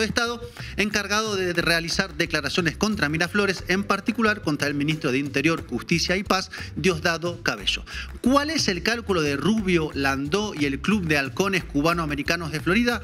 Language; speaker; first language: Spanish; native; Spanish